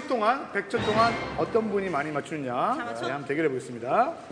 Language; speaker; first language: Korean; native; Korean